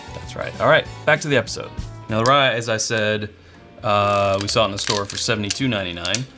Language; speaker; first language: English; native; English